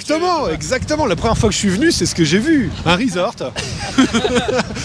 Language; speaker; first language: French; native; French